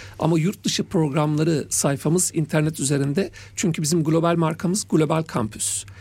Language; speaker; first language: Turkish; native; Turkish